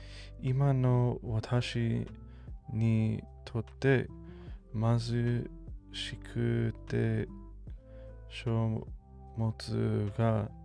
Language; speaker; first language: Japanese; non-native, learner; English